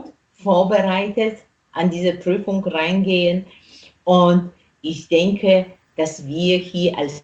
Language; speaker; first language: German; non-native, fluent; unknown